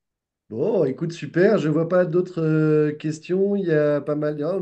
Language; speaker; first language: French; native; French